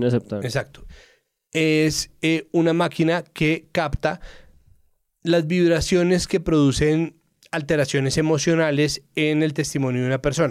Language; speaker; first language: Spanish; native; Spanish